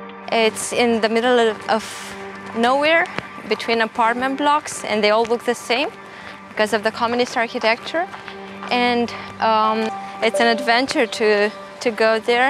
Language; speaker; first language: English; non-native, fluent; Romanian